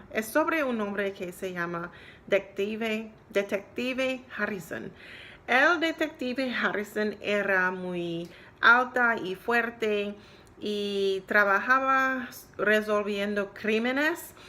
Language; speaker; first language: Spanish; non-native, learner; English